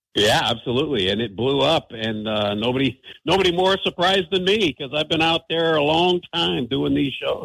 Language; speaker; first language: English; native; English